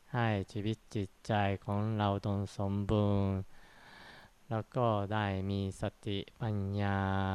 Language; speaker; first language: Thai; non-native, fluent; Japanese